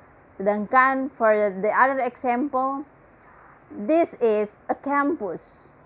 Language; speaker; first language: English; non-native, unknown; Indonesian